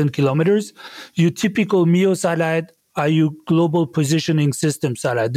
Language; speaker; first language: English; non-native, fluent; French